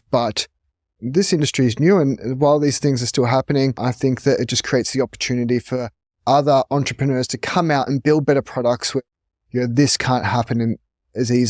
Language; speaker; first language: English; native; English